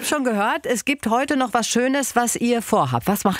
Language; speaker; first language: German; native; German